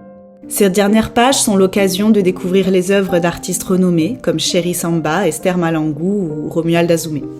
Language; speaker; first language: French; native; French